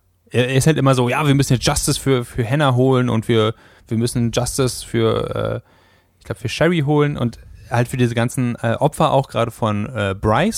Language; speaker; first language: German; native; German